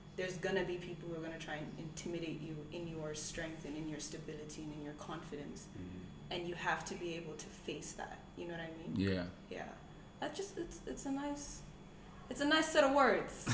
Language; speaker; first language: English; non-native, local second language; Tswana